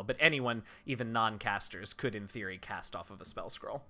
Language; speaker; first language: English; native; English